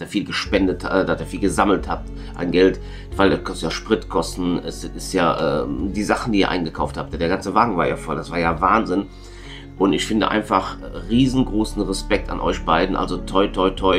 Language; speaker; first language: German; native; German